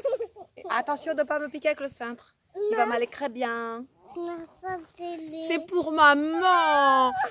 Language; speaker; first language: French; native; French